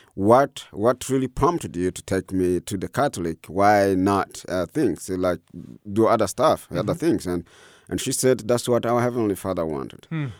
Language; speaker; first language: English; non-native, fluent; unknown